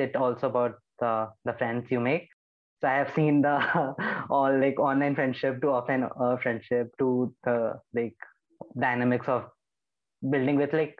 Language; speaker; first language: English; non-native, local second language; Hindi